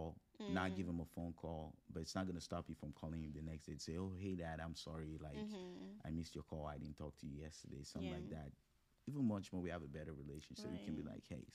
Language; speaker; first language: English; non-native, local second language; Yoruba